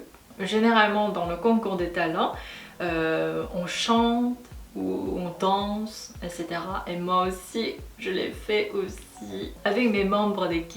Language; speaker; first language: French; non-native, fluent; Korean